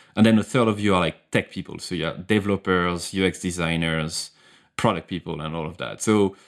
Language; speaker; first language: English; non-native, fluent; French